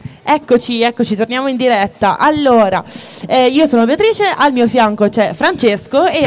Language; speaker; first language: Italian; native; Italian